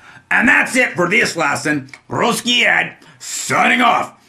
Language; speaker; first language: English; native; English